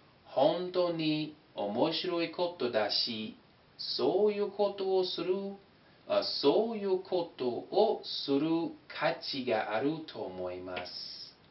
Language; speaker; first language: Japanese; non-native, fluent; English